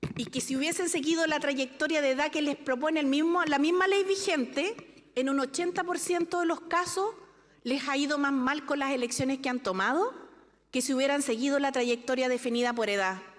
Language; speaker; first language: Spanish; native; Spanish